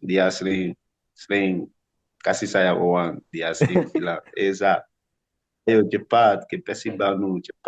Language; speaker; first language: Indonesian; non-native, learner; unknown